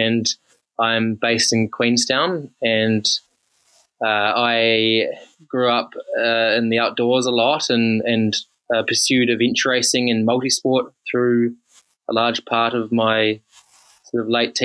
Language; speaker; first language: English; native; English